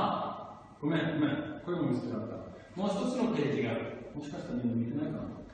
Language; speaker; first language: Japanese; non-native, fluent; English